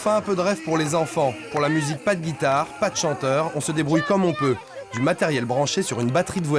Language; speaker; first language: French; native; French